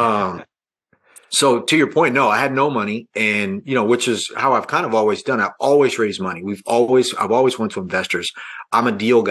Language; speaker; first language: English; native; English